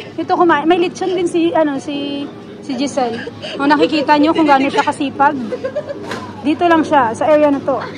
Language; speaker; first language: Filipino; native; Filipino